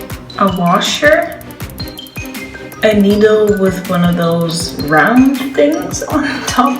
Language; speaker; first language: English; non-native, fluent; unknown